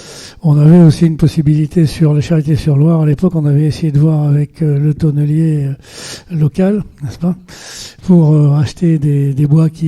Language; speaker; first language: French; native; French